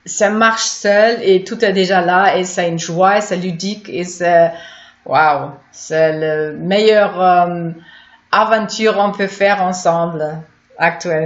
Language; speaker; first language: French; non-native, fluent; German